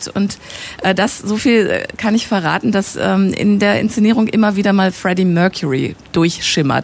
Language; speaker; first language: German; native; German